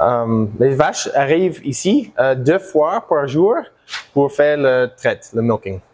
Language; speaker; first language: French; non-native, learner; English